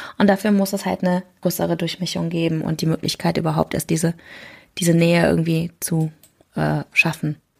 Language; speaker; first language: German; early bilingual, other home language; Korean